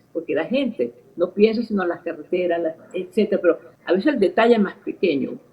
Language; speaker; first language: Spanish; early bilingual, other home language; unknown